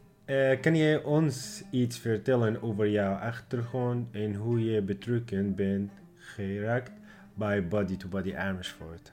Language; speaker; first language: Dutch; non-native, learner; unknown